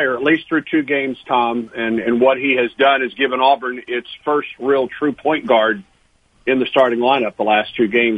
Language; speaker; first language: English; native; English